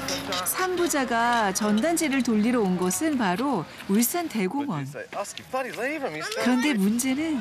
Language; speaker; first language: Korean; native; Korean